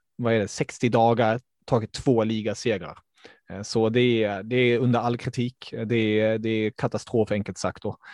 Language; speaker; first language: Swedish; early bilingual, other home language; German